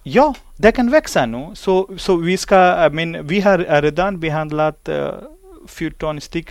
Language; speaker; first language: Swedish; non-native, learner; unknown